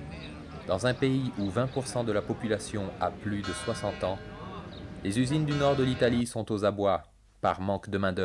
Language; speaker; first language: French; native; French